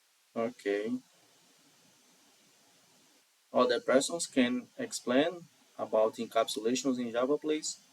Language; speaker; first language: English; non-native, learner; Portuguese